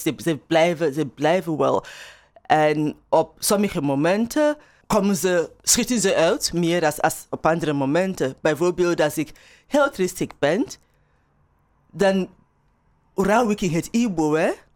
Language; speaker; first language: Dutch; non-native, fluent; Igbo